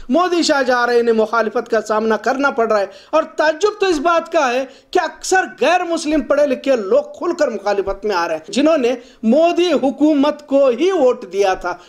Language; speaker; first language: Hindi; non-native, local second language; Urdu